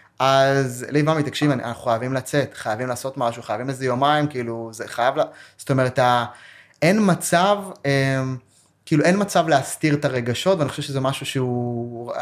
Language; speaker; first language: Hebrew; native; Hebrew